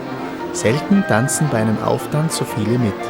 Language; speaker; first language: German; native; German